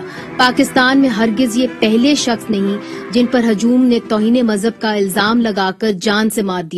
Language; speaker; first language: Urdu; native; Urdu